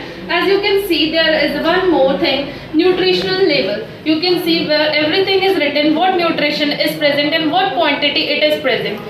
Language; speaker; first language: English; non-native, local second language; Hindi